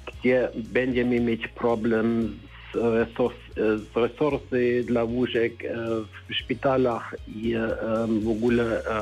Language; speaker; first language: Polish; non-native, learner; German